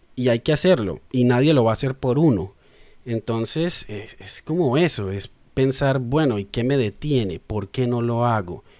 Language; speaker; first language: Spanish; native; Spanish